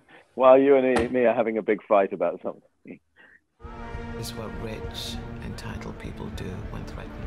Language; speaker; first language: English; native; English